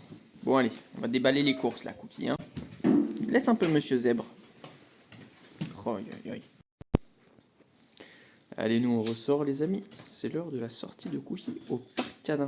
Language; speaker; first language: French; native; French